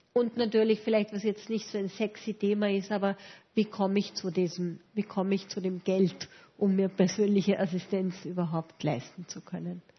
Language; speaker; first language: German; native; German